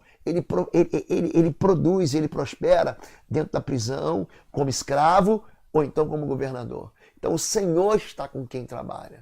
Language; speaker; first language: Portuguese; native; Portuguese